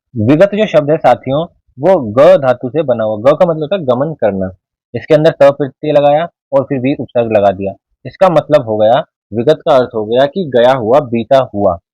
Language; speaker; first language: Hindi; native; Hindi